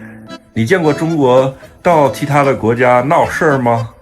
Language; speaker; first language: Chinese; non-native, fluent; English